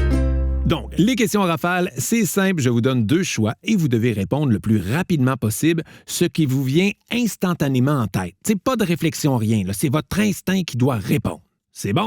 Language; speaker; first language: French; native; French